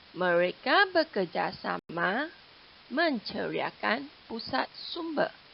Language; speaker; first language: Malay; non-native, local second language; Chinese